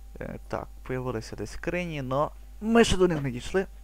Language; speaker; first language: Ukrainian; native; Ukrainian